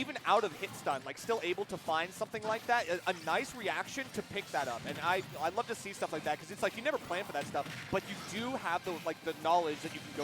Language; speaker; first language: English; native; English